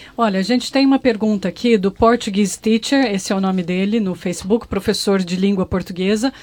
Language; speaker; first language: Portuguese; native; Portuguese